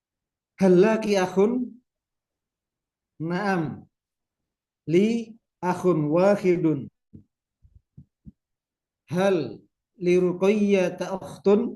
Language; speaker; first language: Arabic; non-native, fluent; Indonesian